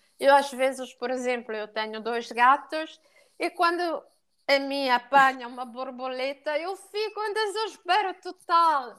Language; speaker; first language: Portuguese; non-native, fluent; Italian